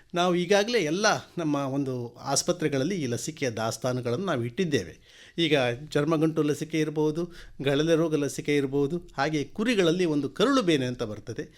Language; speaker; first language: Kannada; native; Kannada